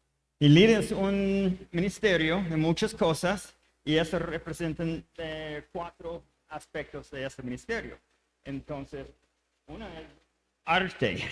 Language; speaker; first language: Spanish; non-native, learner; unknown